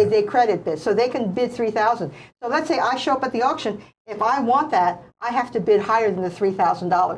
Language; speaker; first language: English; native; English